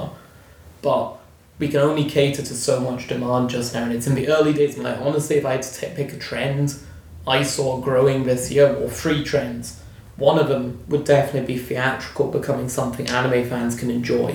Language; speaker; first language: English; native; English